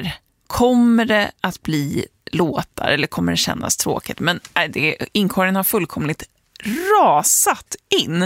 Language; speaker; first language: Swedish; native; Swedish